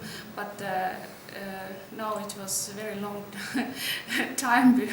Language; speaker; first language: English; non-native, learner; Estonian